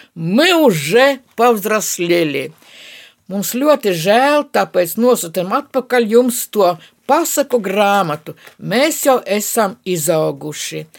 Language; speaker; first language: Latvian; non-native, local second language; Russian